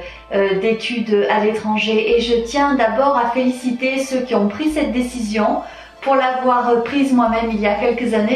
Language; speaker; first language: French; native; French